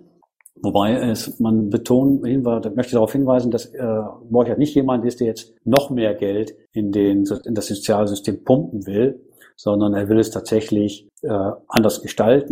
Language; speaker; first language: German; native; German